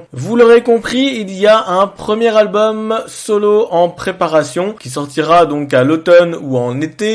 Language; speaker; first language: French; native; French